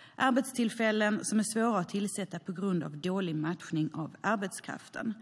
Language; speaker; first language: Swedish; native; Swedish